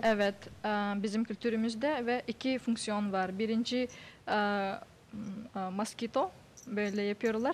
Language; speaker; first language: Turkish; non-native, learner; Yakut